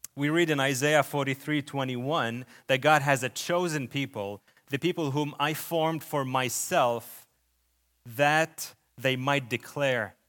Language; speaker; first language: English; early bilingual, other home language; Arabic